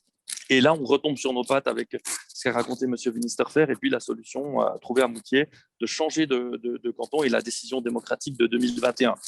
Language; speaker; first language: French; native; French